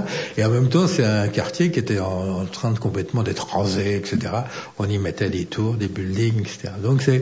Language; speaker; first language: French; native; French